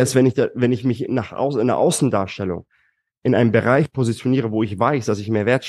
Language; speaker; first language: German; native; German